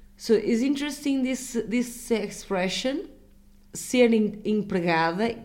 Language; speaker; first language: English; non-native, fluent; Portuguese